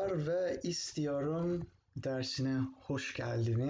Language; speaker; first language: Turkish; non-native, fluent; English